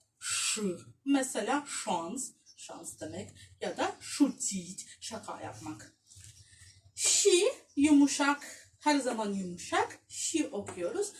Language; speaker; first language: Turkish; non-native, fluent; Russian